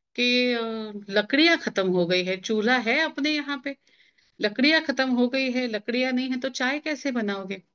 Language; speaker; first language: Hindi; non-native, local second language; Marathi